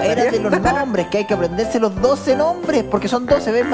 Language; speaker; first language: Spanish; native; Spanish